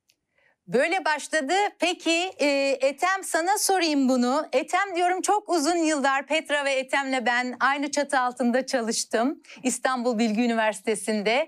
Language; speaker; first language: Turkish; native; Turkish